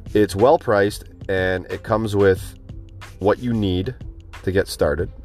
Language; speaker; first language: English; native; English